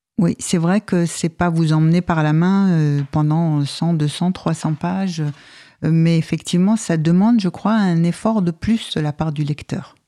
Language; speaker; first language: French; native; French